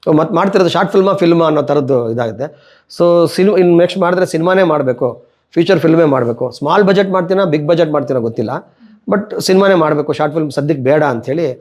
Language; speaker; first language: Kannada; native; Kannada